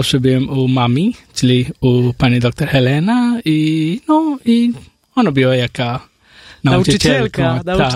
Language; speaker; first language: Polish; non-native, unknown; Hindi